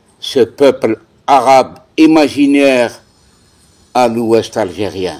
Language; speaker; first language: French; non-native, local second language; Kabyle